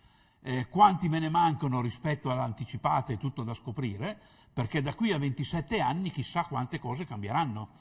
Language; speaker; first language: Italian; native; Italian